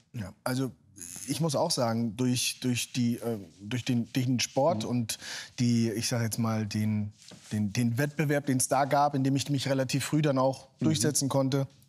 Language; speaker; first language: German; native; German